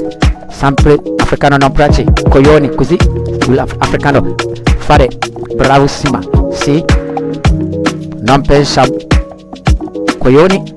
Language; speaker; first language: Italian; non-native, learner; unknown